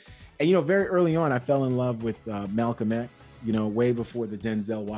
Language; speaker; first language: English; native; English